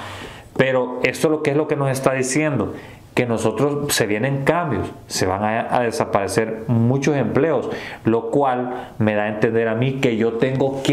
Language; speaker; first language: Spanish; native; Spanish